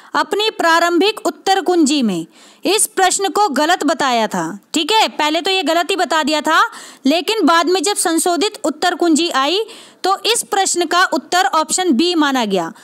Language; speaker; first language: Hindi; native; Hindi